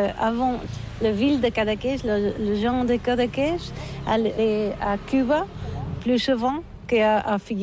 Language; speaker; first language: French; non-native, learner; Catalan